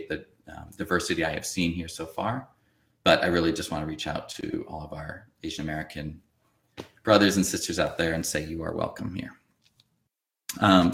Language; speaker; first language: English; native; English